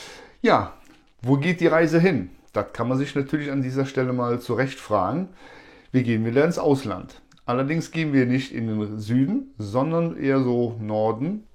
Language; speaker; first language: German; native; German